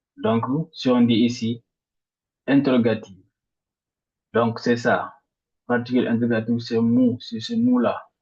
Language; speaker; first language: French; non-native, local second language; Arabic